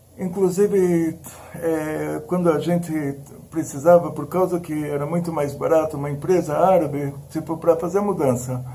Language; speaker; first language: Portuguese; early bilingual, other home language; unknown